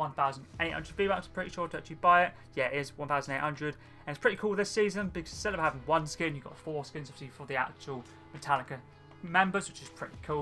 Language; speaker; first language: English; native; English